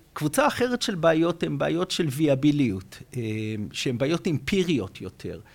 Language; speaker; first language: Hebrew; native; Hebrew